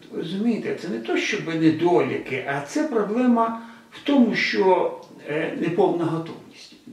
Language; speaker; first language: Ukrainian; non-native, local second language; Russian